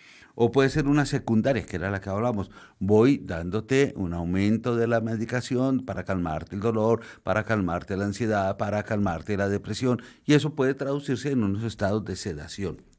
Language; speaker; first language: Spanish; native; Spanish